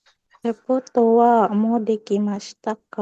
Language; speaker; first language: Japanese; non-native, learner; Indonesian